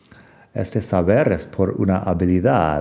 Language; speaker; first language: Spanish; non-native, fluent; English